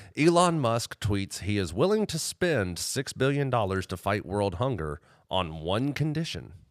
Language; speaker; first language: English; native; English